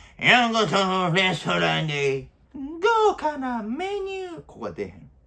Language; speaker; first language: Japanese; native; Japanese